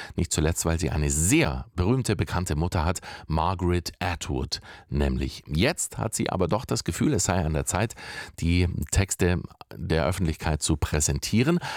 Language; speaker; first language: German; native; German